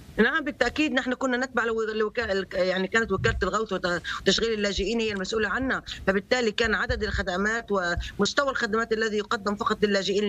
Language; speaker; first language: Arabic; native; Arabic